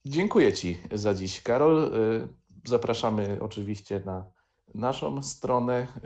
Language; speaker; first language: Polish; native; Polish